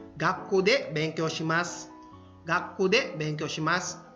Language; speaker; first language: Japanese; non-native, fluent; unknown